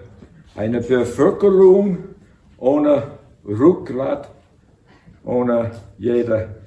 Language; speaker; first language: German; non-native, learner; English